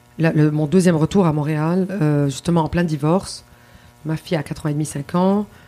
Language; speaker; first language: French; non-native, local second language; Arabic